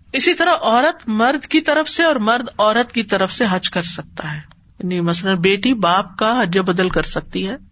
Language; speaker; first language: Urdu; native; Urdu